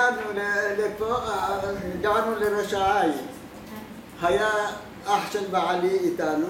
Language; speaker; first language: Hebrew; non-native, fluent; Arabic